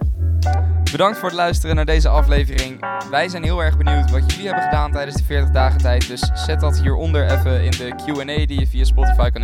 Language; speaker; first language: Dutch; native; Dutch